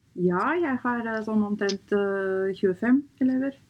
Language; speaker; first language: Norwegian; non-native, fluent; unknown